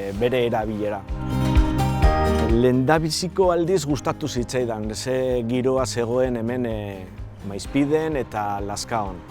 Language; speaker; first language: Basque; non-native, local second language; Spanish